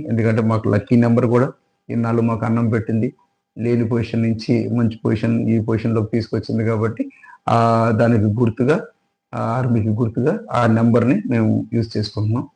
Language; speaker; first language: Telugu; native; Telugu